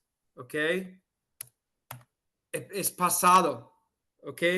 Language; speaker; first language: Spanish; non-native, fluent; English